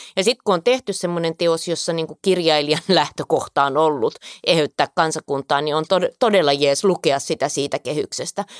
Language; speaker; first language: Finnish; native; Finnish